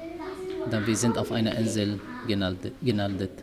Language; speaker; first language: German; non-native, learner; Arabic